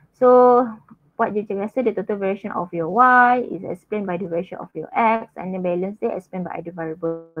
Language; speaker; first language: English; non-native, local second language; Malay